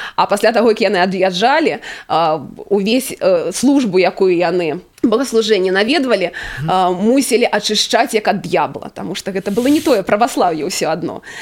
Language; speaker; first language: Belarusian; native; Belarusian